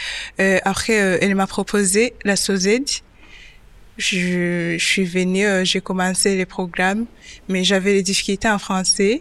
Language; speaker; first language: French; non-native, local second language; Kinyarwanda